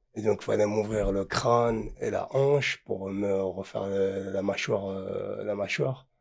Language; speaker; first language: French; native; French